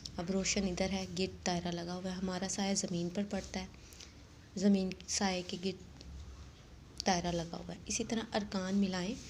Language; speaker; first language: Hindi; non-native, local second language; Saraiki